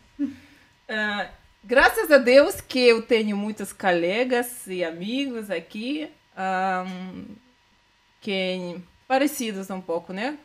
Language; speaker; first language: Portuguese; non-native, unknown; Russian